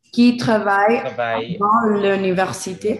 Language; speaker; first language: French; non-native, learner; Spanish